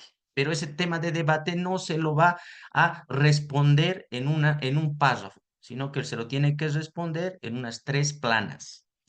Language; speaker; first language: Spanish; native; Spanish